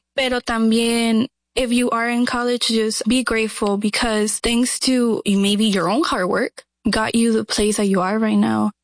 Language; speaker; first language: English; early bilingual, other home language; Spanish